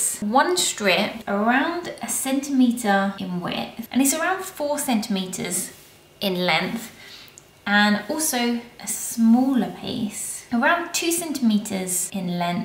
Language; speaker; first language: English; native; English